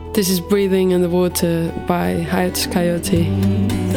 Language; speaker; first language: English; non-native, fluent; Portuguese